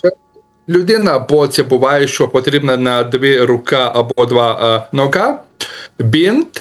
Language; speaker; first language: Ukrainian; non-native, learner; Lithuanian